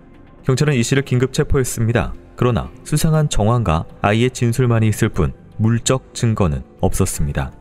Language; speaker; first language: Korean; native; Korean